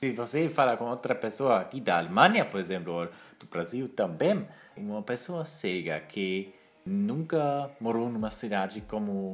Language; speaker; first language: Portuguese; non-native, fluent; German